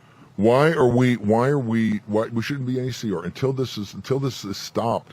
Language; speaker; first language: English; native; English